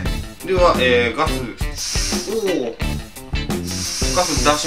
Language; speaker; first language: Japanese; native; Japanese